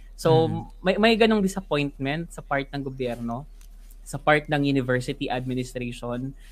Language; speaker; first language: Filipino; non-native, local second language; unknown